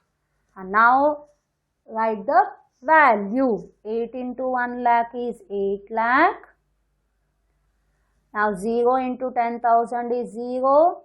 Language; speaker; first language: English; non-native, local second language; Hindi